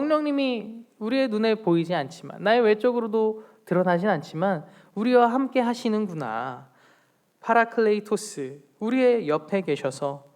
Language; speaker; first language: Korean; native; Korean